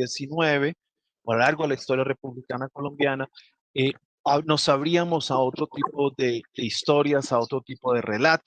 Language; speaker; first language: Spanish; native; Spanish